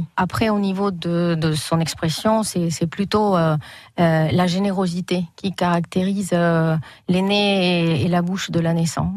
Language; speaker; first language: French; non-native, fluent; Spanish